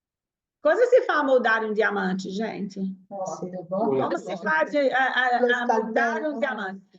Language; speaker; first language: Italian; non-native, fluent; Portuguese